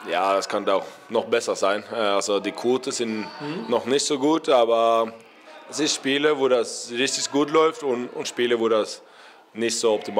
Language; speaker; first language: German; non-native, learner; Norwegian